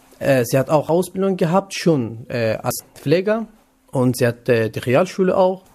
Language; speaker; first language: German; non-native, learner; Kurdish